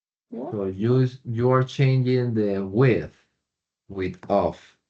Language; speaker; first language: English; non-native, fluent; Spanish